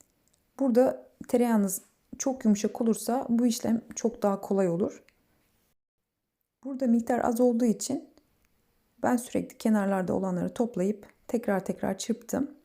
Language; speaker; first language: Turkish; native; Turkish